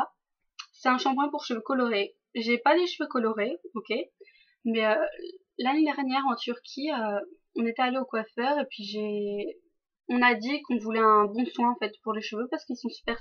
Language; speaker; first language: French; native; French